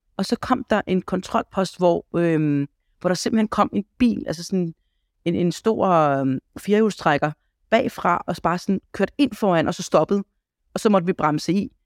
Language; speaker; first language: Danish; early bilingual, other home language; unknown